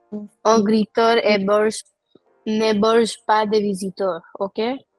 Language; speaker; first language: French; non-native, fluent; Hindi